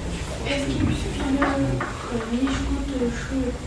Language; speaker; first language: German; non-native, learner; French